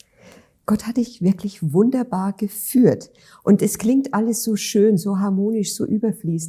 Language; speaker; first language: German; native; German